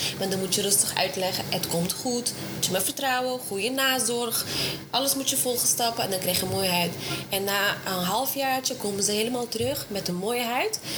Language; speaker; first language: Dutch; non-native, fluent; Russian